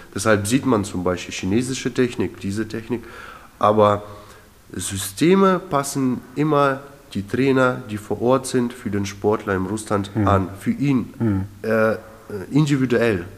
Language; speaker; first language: German; early bilingual, other home language; Russian